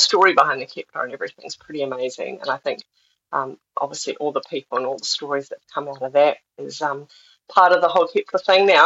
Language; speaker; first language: English; native; English